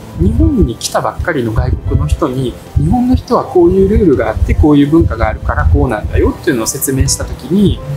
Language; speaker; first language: Japanese; early bilingual, other home language; Russian